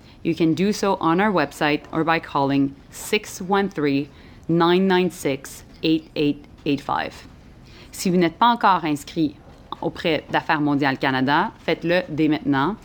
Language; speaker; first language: French; native; French